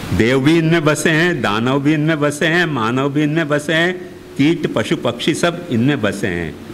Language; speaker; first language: Hindi; native; Hindi